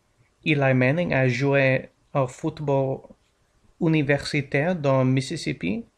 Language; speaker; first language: French; non-native, learner; English